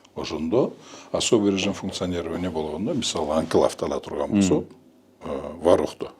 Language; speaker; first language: Russian; non-native, local second language; Kyrgyz